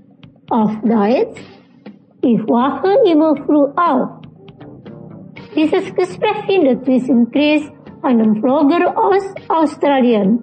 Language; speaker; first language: German; non-native, fluent; Indonesian